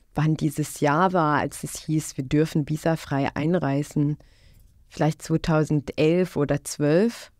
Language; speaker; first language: German; non-native, fluent; Bosnian